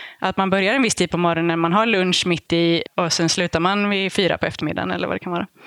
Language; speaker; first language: Swedish; native; Swedish